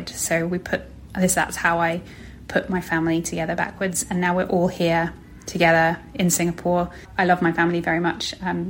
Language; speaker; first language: English; native; English